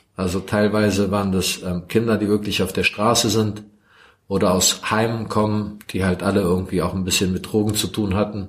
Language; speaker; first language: German; early bilingual, other home language; Croatian